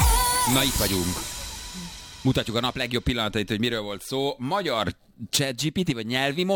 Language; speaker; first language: Hungarian; native; Hungarian